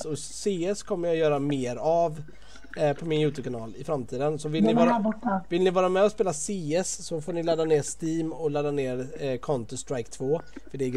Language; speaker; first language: Swedish; native; Swedish